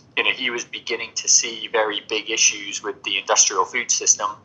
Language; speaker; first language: English; native; English